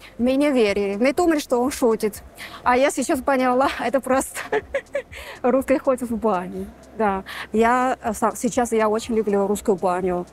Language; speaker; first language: Russian; non-native, fluent; Chinese